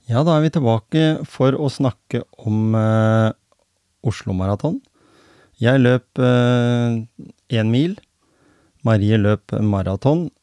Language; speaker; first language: Norwegian; native; Norwegian